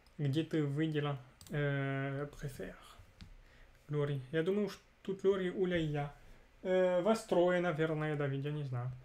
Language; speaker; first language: Russian; non-native, fluent; French